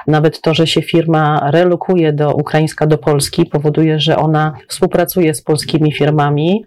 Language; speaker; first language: Polish; native; Polish